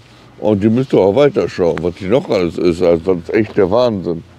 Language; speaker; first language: German; native; German